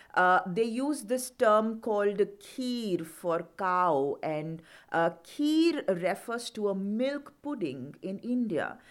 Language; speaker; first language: English; non-native, local second language; Hindi